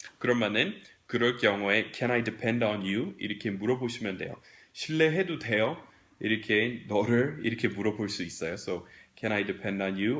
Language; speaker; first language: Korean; non-native, fluent; English